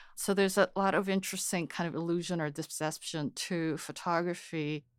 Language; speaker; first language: English; non-native, fluent; Korean